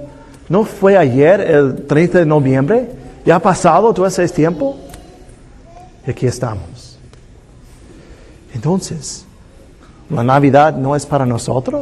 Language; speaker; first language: Spanish; non-native, fluent; English